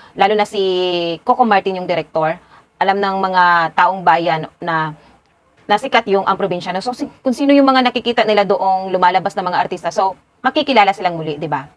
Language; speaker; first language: Filipino; non-native, local second language; Cebuano